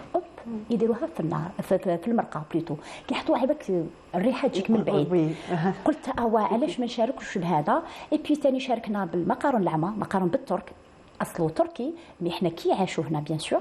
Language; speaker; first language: Arabic; native; Arabic